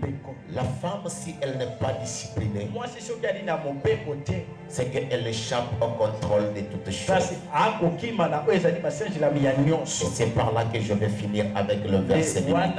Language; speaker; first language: French; non-native, local second language; Lingala